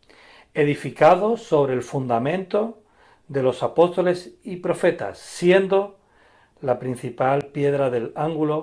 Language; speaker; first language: Spanish; native; Spanish